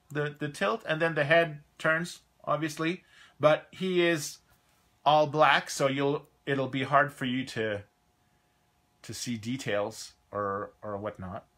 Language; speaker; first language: English; native; English